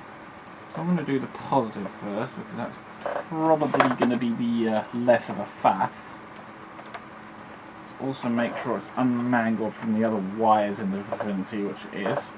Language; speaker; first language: English; native; English